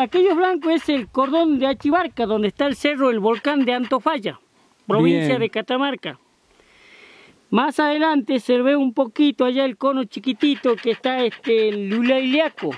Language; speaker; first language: Spanish; native; Spanish